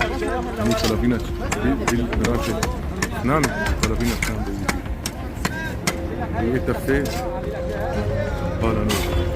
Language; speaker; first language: Russian; non-native, learner; Arabic